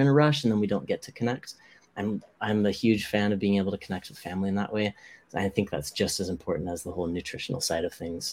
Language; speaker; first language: English; native; English